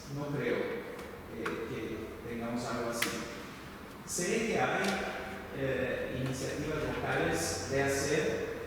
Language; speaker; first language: Spanish; non-native, fluent; Portuguese